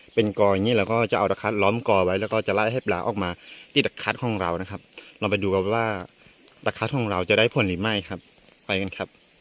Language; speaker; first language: Thai; non-native, local second language; S'gaw Karen